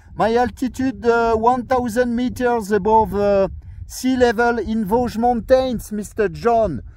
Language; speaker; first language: English; non-native, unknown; French